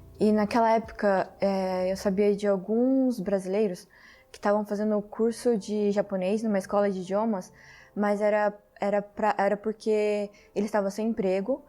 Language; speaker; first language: Portuguese; early bilingual, heritage; Portuguese